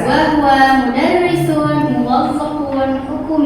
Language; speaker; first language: Arabic; non-native, learner; Indonesian